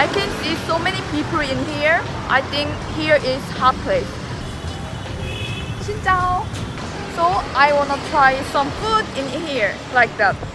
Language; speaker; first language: English; non-native, learner; Korean